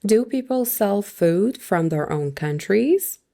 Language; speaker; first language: English; non-native, fluent; Persian